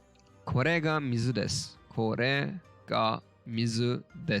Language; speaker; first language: Japanese; non-native, learner; Turkish